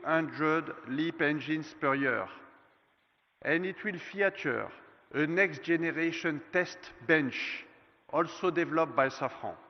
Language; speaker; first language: English; non-native, fluent; French